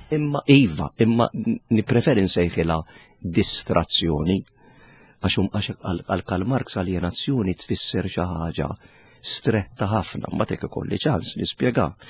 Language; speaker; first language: Maltese; native; Maltese